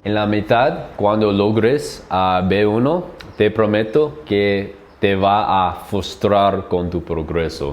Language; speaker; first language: Spanish; non-native, learner; English